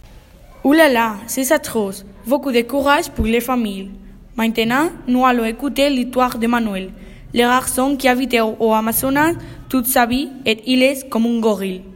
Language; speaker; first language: French; non-native, learner; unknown